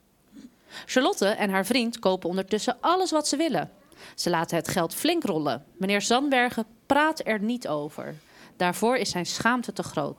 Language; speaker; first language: Dutch; native; Dutch